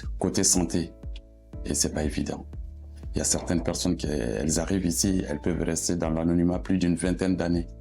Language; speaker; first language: French; non-native, local second language; Bambara